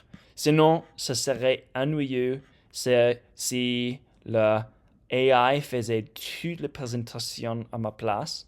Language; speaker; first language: French; non-native, learner; English